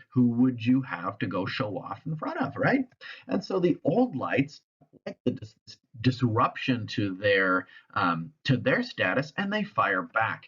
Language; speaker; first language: English; native; English